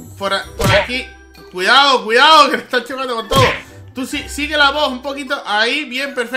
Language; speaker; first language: Spanish; native; Spanish